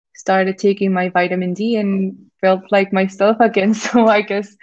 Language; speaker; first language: English; non-native, fluent; Spanish